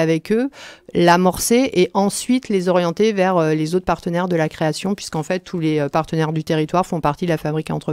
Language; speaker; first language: French; native; French